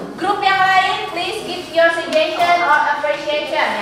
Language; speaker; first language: English; non-native, learner; Indonesian